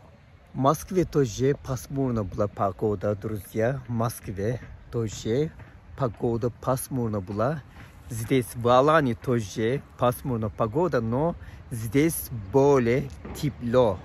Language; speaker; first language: Russian; non-native, fluent; Turkish